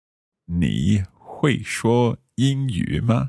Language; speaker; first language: Chinese; non-native, learner; English